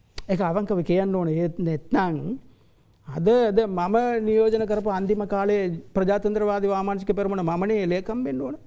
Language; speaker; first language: Sinhala; non-native, local second language; Tamil